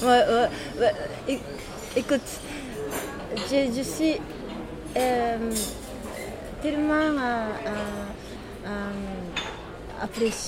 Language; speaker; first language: French; non-native, learner; Japanese